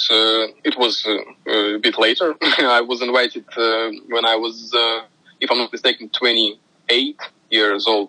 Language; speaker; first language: English; non-native, fluent; Russian